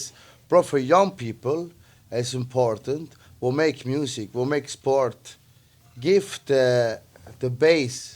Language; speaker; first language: English; non-native, learner; Italian